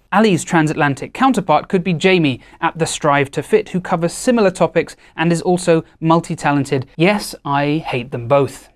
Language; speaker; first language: English; native; English